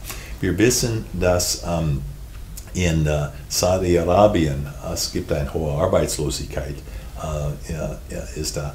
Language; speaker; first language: German; non-native, fluent; English